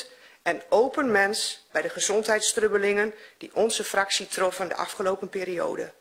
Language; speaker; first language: Dutch; native; Dutch